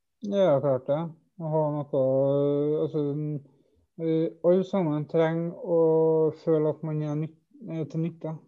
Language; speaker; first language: Norwegian; native; Norwegian